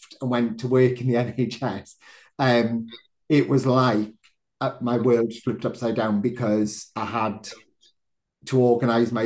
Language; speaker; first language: English; native; English